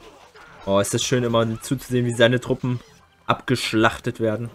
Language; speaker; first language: German; native; German